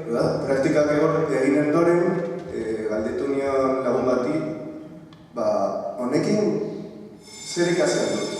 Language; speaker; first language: Basque; non-native, local second language; Spanish